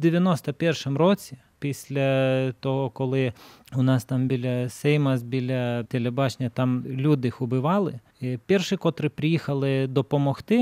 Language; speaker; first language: Ukrainian; non-native, fluent; Lithuanian